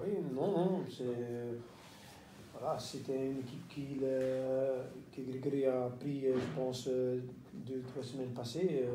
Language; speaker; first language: French; non-native, local second language; Dutch